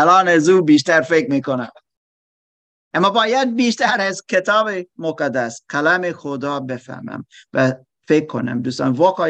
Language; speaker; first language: Persian; non-native, fluent; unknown